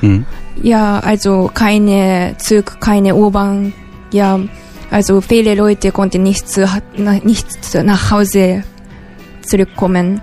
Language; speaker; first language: German; non-native, learner; Japanese